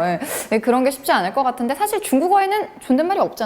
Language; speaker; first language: Korean; native; Korean